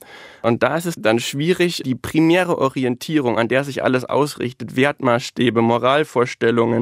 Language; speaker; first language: German; native; German